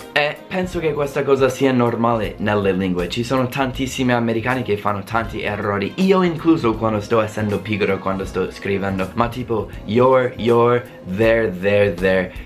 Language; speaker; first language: Italian; non-native, fluent; English